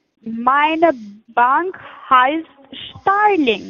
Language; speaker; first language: German; non-native, fluent; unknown